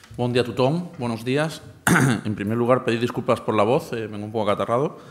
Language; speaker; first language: Spanish; native; Spanish